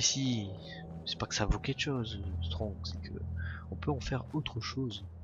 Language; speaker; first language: French; native; French